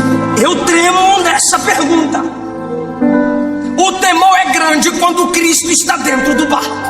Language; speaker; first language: Portuguese; native; Portuguese